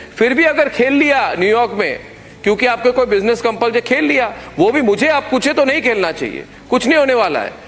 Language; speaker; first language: Hindi; non-native, local second language; Assamese